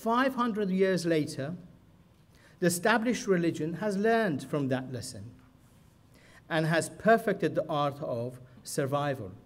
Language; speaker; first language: English; non-native, fluent; Persian